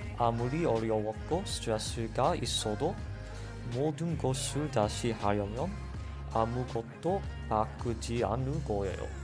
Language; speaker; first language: Korean; non-native, learner; English